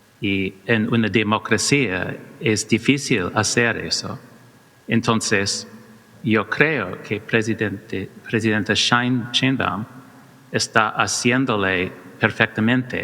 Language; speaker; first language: Spanish; non-native, learner; English